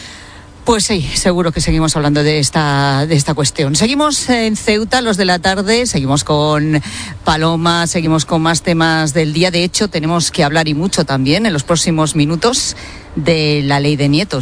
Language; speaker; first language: Spanish; native; Spanish